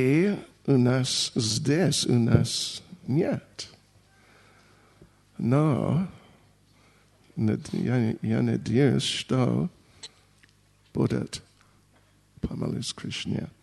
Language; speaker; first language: Russian; non-native, learner; English